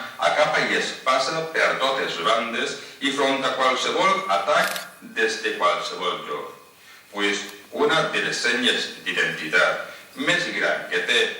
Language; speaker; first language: Catalan; non-native, local second language; Spanish